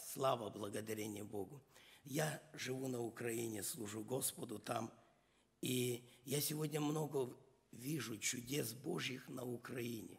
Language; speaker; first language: Russian; non-native, local second language; Ukrainian